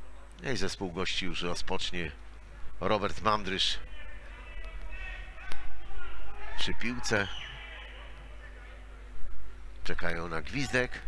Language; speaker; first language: Polish; native; Polish